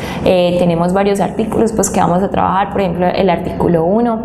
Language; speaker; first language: Spanish; native; Spanish